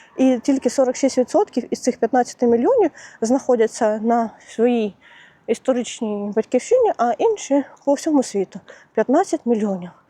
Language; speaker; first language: Ukrainian; non-native, local second language; Russian